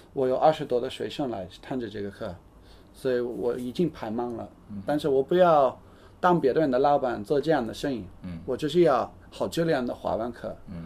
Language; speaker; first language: Chinese; non-native, fluent; English